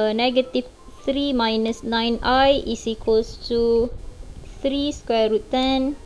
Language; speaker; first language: English; non-native, local second language; Malay